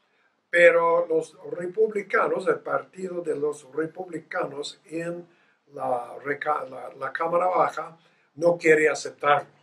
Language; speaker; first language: Spanish; non-native, fluent; English